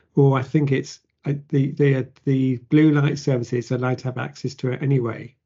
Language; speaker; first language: English; native; English